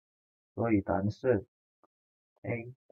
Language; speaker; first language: Chinese; non-native, fluent; Indonesian